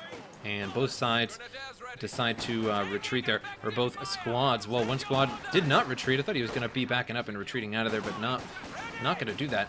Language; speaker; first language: English; native; English